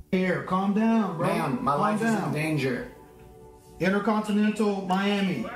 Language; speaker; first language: English; non-native, fluent; Romanian